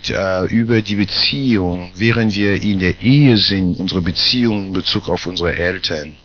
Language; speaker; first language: German; non-native, fluent; French